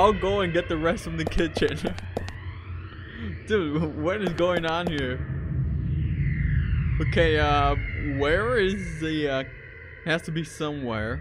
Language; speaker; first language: English; native; English